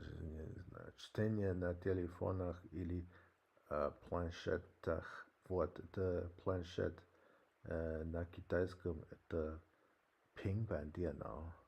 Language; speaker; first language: Russian; non-native, learner; English